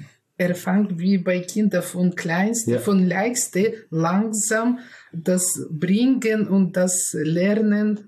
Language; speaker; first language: German; non-native, learner; Russian